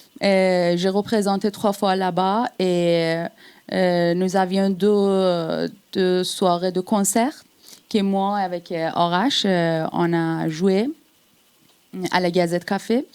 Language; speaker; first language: French; non-native, fluent; Persian